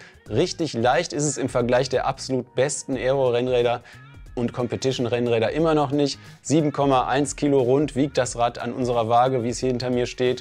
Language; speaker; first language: German; native; German